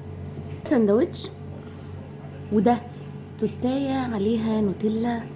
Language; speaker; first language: Arabic; native; Arabic